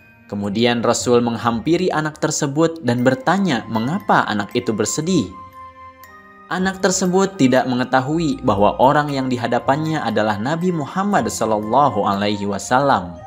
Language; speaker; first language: Indonesian; native; Indonesian